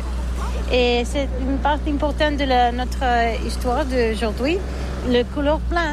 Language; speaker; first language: French; non-native, learner; Catalan